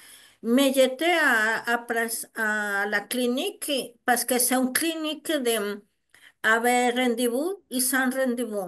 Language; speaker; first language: French; non-native, learner; Spanish